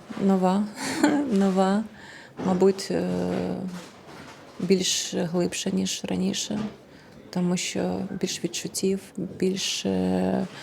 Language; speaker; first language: Ukrainian; non-native, local second language; Russian